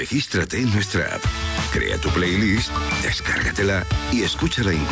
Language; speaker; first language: Spanish; native; Spanish